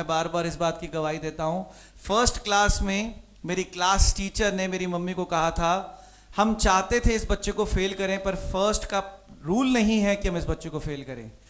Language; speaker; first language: Hindi; non-native, local second language; Punjabi